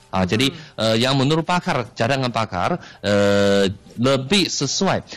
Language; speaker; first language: Malay; non-native, fluent; Chinese